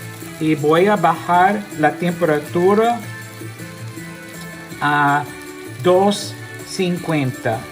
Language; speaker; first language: Spanish; non-native, learner; English